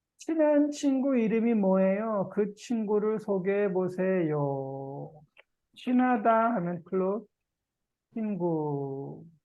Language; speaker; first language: Korean; native; Korean